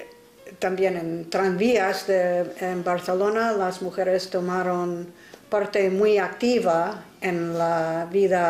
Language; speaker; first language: Spanish; non-native, fluent; English